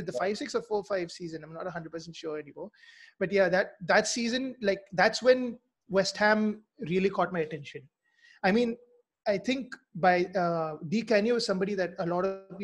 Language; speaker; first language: English; non-native, local second language; Mizo